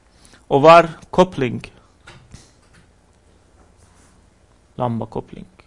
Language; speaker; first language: Norwegian; non-native, fluent; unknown